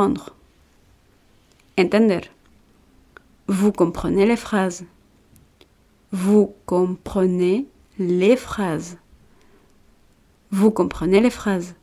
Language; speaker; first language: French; non-native, fluent; Spanish